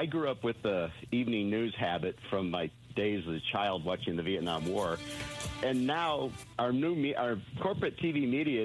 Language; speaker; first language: English; native; English